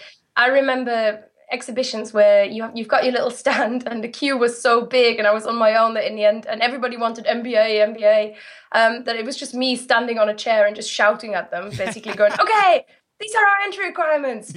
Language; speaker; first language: English; non-native, fluent; German